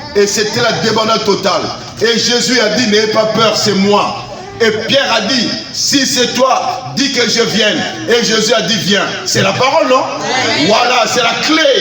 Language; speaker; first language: French; non-native, local second language; Lingala